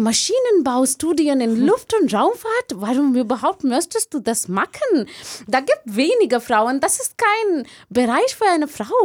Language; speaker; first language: German; non-native, learner; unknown